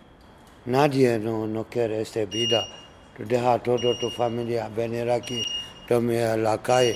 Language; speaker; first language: Spanish; non-native, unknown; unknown